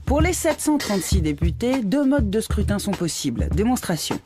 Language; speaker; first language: French; native; French